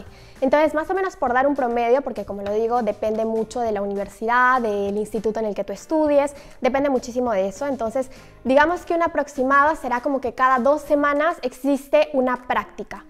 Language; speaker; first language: Spanish; native; Spanish